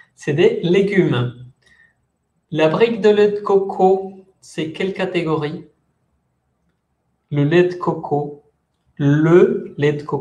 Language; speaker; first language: French; non-native, fluent; Spanish